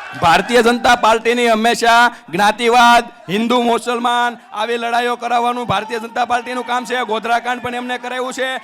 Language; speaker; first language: Gujarati; native; Gujarati